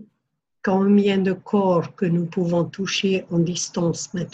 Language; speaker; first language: French; non-native, fluent; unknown